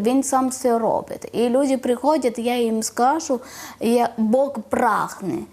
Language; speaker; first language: Ukrainian; non-native, learner; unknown